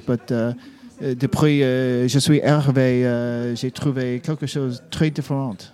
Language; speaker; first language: French; non-native, learner; English